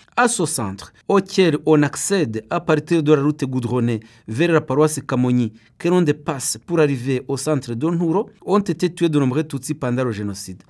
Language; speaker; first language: French; non-native, local second language; Kinyarwanda